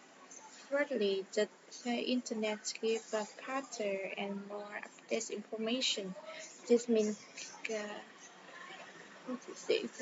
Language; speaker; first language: English; non-native, learner; Vietnamese